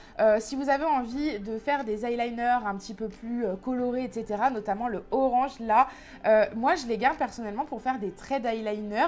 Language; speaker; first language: French; native; French